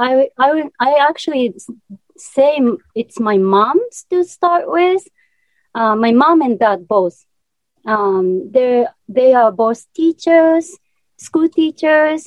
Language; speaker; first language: English; non-native, fluent; Japanese